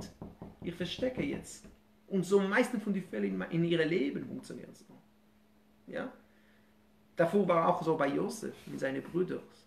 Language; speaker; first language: German; non-native, fluent; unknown